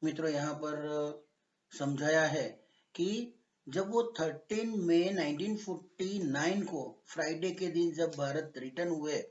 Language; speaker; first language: Hindi; non-native, local second language; Gujarati